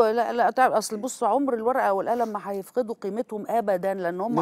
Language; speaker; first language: Arabic; native; Arabic